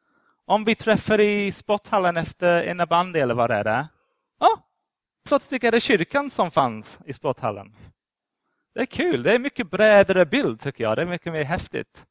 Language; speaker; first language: Swedish; non-native, fluent; English